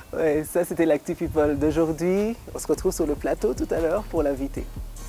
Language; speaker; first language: French; non-native, local second language; Kinyarwanda